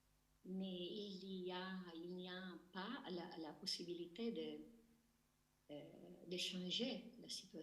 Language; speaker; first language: French; non-native, learner; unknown